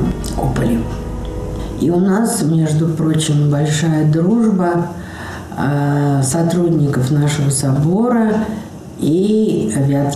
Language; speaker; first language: Russian; native; Russian